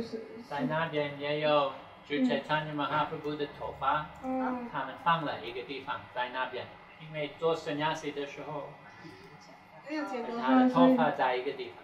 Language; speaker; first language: Chinese; non-native, fluent; English